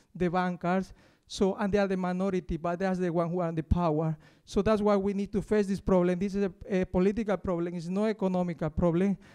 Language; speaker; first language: English; non-native, fluent; Spanish